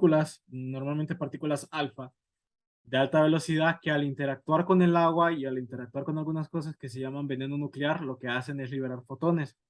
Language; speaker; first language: Spanish; native; Spanish